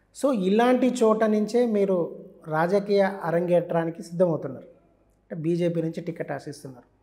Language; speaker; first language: Telugu; native; Telugu